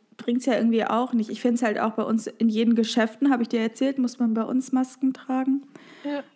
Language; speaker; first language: German; native; German